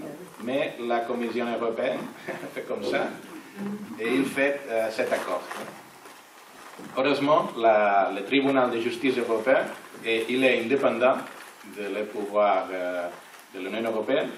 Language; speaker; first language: French; non-native, learner; Catalan